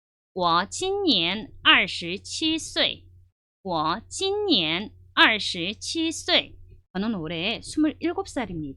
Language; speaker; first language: Chinese; non-native, fluent; Korean